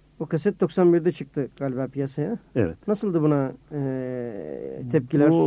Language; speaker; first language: Turkish; native; Turkish